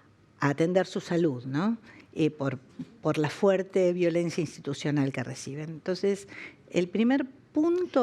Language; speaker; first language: Spanish; native; Spanish